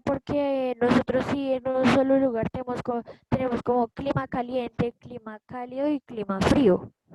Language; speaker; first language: Spanish; native; Spanish